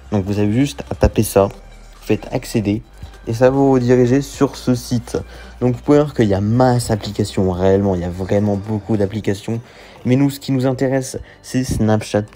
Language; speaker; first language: French; native; French